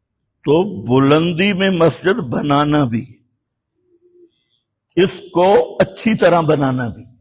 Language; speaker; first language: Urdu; non-native, local second language; Punjabi